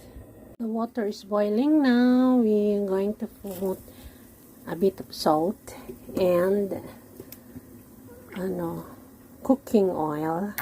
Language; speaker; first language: English; non-native, local second language; Filipino